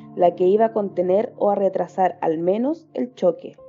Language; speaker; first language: Spanish; native; Spanish